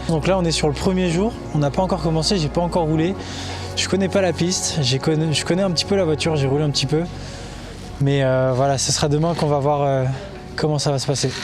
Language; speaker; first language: French; native; French